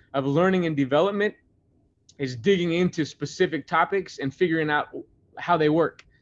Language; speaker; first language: English; native; English